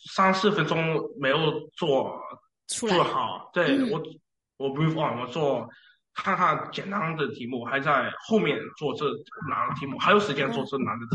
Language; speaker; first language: Chinese; early bilingual, heritage; Chinese